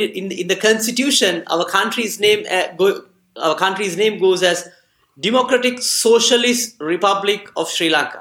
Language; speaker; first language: English; non-native, local second language; Sinhala